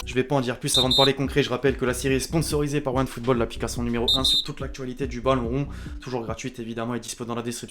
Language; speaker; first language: French; native; French